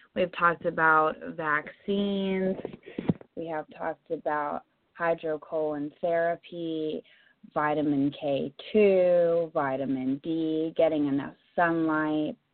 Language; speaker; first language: English; native; English